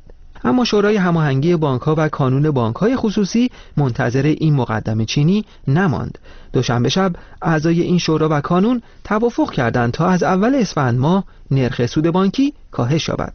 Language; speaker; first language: Persian; native; Persian